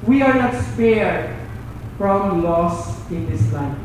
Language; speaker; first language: English; non-native, local second language; Filipino